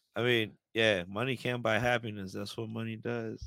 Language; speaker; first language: English; early bilingual, other home language; Spanish